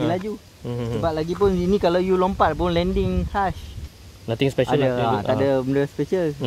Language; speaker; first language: Malay; native; Malay